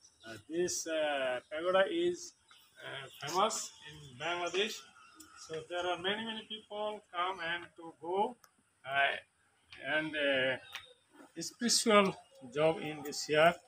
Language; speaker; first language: English; non-native, learner; Bangla